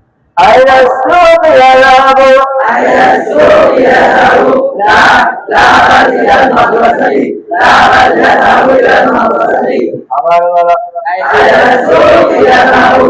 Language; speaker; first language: Arabic; non-native, fluent; Bangla